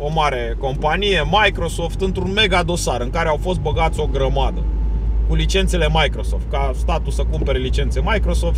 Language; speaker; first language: Romanian; native; Romanian